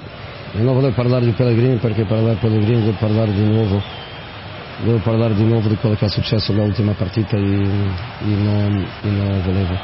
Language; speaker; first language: Italian; non-native, fluent; Portuguese